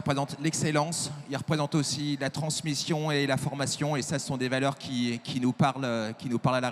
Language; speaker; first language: French; native; French